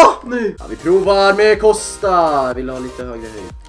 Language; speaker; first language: Swedish; native; Swedish